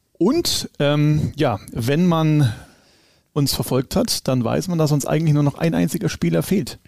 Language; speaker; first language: German; native; German